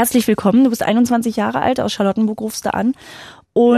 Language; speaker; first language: German; native; German